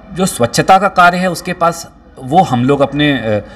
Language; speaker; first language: Hindi; native; Hindi